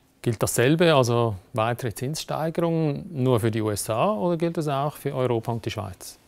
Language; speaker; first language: German; native; German